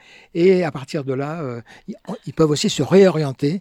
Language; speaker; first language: French; native; French